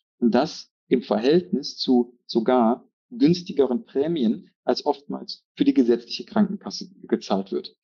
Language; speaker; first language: German; native; German